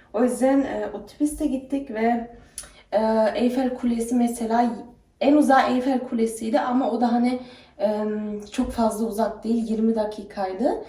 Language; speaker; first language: Turkish; early bilingual, heritage; Turkish